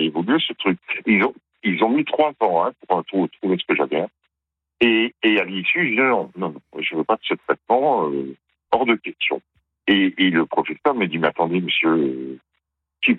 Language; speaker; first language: French; native; French